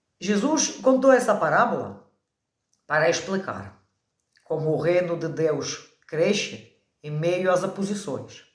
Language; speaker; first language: Portuguese; non-native, fluent; Ukrainian